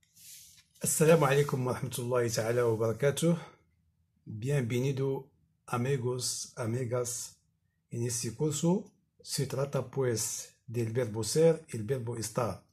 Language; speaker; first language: Spanish; non-native, fluent; Arabic